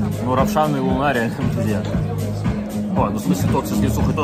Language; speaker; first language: Russian; native; Russian